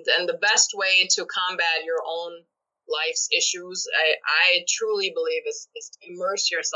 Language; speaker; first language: English; non-native, local second language; Urdu